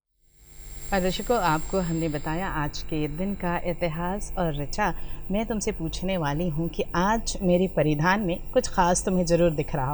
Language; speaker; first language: Hindi; native; Hindi